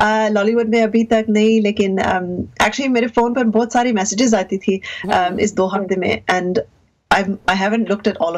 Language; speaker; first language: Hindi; early bilingual, heritage; Hindi